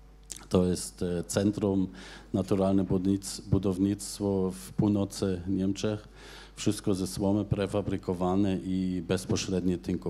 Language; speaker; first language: Polish; non-native, fluent; German